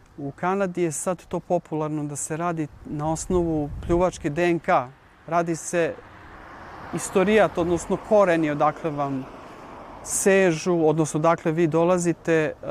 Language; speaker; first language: Bosnian; non-native, local second language; Ukrainian